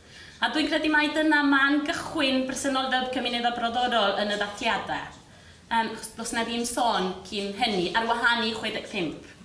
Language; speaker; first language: Welsh; non-native, fluent; Spanish